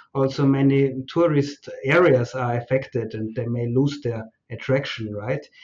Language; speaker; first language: English; non-native, fluent; German